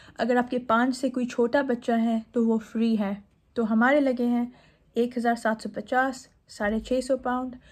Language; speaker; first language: Urdu; native; Urdu